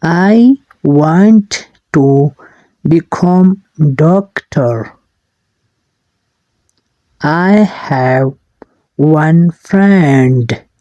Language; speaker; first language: English; non-native, learner; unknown